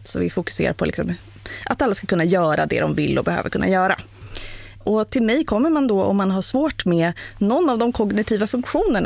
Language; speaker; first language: Swedish; native; Swedish